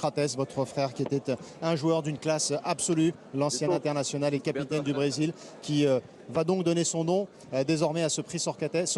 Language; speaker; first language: French; native; French